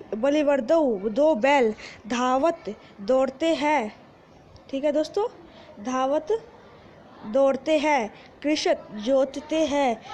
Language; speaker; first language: Hindi; native; Hindi